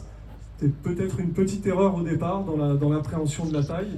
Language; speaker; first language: French; native; French